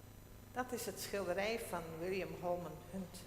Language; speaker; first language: Dutch; non-native, local second language; Western Frisian